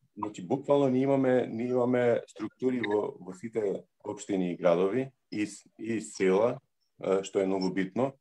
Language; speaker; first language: Macedonian; early bilingual, heritage; Macedonian